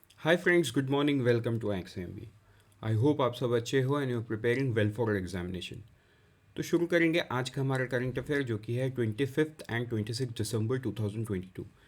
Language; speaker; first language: Hindi; non-native, local second language; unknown